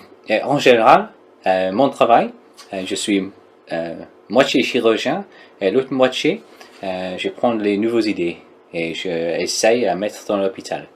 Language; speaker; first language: French; non-native, learner; English